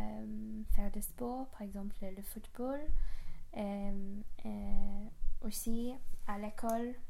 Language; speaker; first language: French; non-native, learner; English